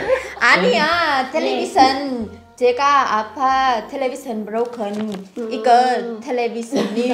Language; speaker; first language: Korean; non-native, learner; Vietnamese